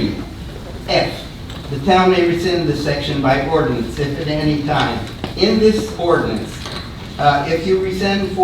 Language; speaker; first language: English; native; English